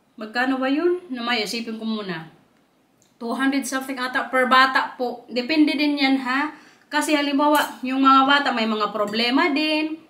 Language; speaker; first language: Filipino; non-native, local second language; Waray